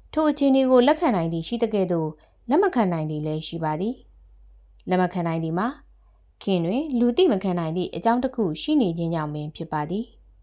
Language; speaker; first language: Burmese; native; Burmese